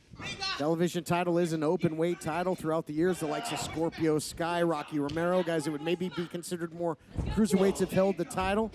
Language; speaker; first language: English; native; English